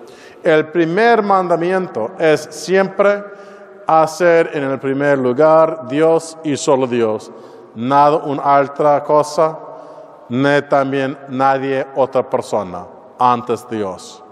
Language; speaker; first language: Spanish; non-native, learner; English